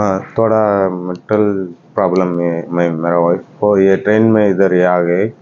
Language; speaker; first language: Hindi; non-native, local second language; Tamil